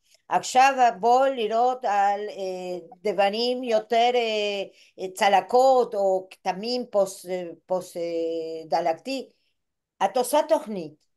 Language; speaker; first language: Hebrew; non-native, fluent; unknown